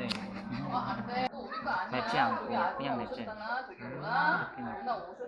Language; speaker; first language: Korean; non-native, learner; Vietnamese